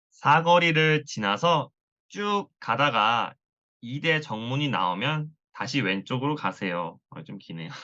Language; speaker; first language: Korean; non-native, learner; Thai